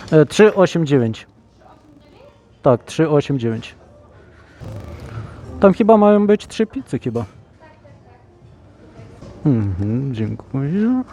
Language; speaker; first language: Polish; non-native, learner; Ukrainian